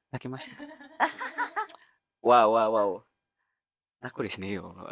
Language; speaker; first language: Japanese; non-native, learner; Indonesian